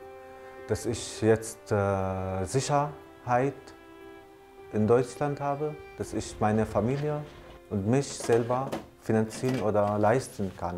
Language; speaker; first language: German; non-native, learner; Arabic